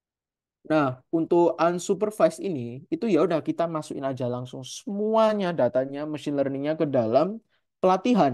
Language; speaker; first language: Indonesian; native; Indonesian